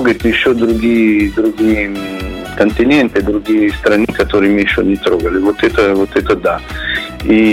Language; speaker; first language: Russian; non-native, learner; Italian